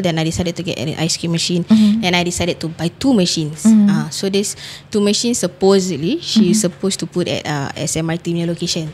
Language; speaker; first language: English; non-native, local second language; Malay